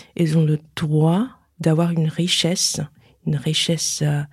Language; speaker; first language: French; non-native, fluent; Chinese